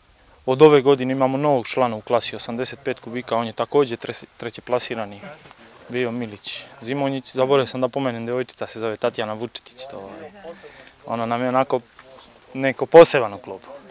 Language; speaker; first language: Serbian; native; Serbian